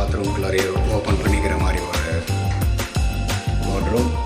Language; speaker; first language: Tamil; native; Tamil